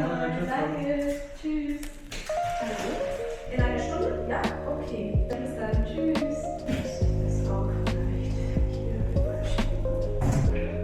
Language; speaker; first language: German; non-native, fluent; English